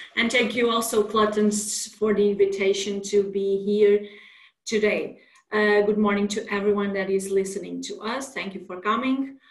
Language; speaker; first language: English; non-native, fluent; Portuguese